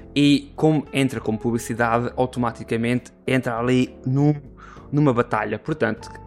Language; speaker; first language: English; non-native, learner; Portuguese